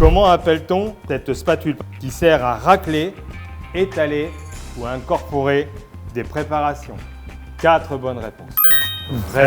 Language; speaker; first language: French; native; French